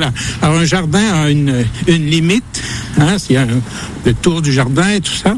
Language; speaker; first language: French; native; French